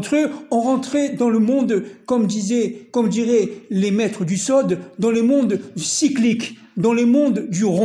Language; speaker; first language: French; native; French